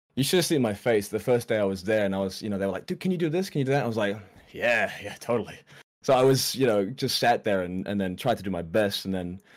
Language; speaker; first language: English; native; English